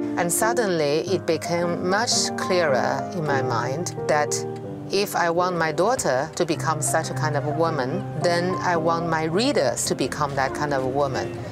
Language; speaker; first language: English; non-native, fluent; Chinese